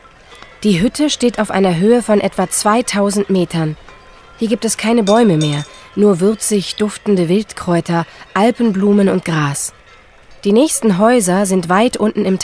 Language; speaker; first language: German; native; German